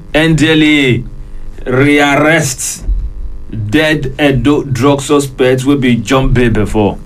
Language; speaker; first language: Nigerian Pidgin; non-native, local second language; Yoruba